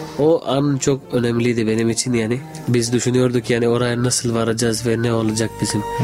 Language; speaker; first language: Turkish; non-native, fluent; Urdu